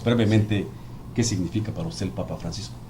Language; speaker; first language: Spanish; native; Spanish